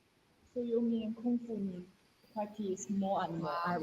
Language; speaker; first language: English; non-native, learner; Chinese